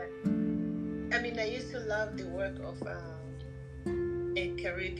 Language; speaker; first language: English; non-native, local second language; Zulu